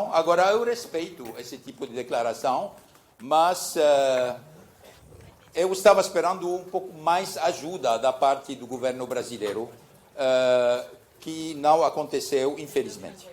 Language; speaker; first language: Portuguese; early bilingual, heritage; Portuguese